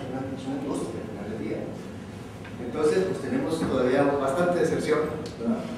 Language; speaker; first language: Spanish; native; Spanish